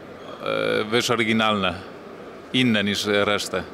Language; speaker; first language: Polish; non-native, learner; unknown